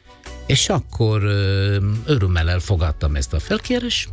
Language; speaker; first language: Hungarian; non-native, fluent; Italian